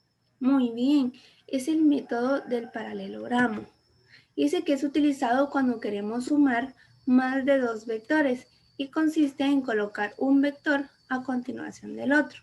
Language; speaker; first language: Spanish; native; Spanish